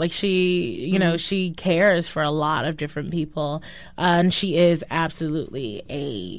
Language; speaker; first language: English; native; English